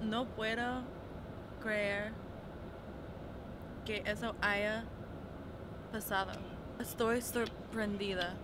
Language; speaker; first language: Spanish; non-native, learner; English